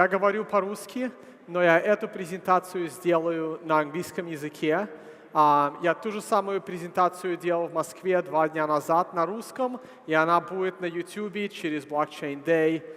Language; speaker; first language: Russian; early bilingual, heritage; Russian